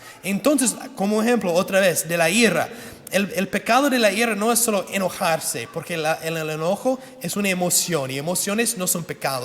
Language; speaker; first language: Spanish; non-native, fluent; English